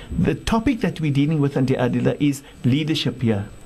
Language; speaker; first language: English; non-native, local second language; Afrikaans